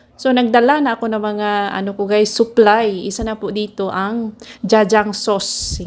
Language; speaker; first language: Filipino; non-native, local second language; Cebuano